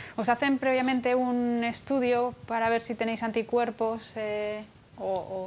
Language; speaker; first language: Spanish; native; Spanish